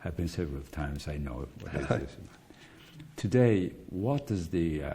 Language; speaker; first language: English; non-native, fluent; Mongolian